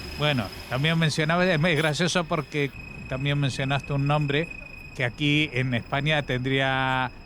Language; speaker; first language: Spanish; native; Spanish